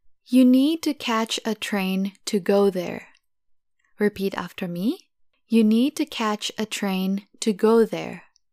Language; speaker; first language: English; non-native, fluent; Indonesian